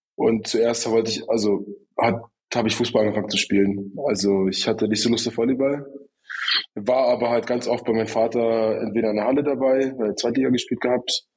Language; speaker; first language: German; early bilingual, other home language; Russian